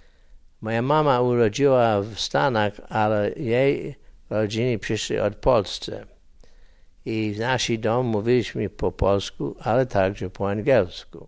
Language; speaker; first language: Polish; early bilingual, heritage; English